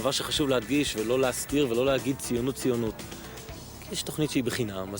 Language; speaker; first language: Hebrew; native; Hebrew